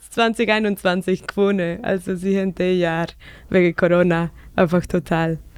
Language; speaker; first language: German; non-native, fluent; Spanish